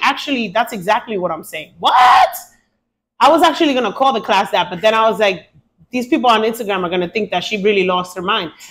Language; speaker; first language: English; early bilingual, other home language; Spanish